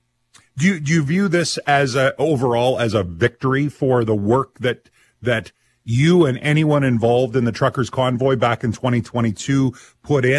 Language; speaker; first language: English; native; English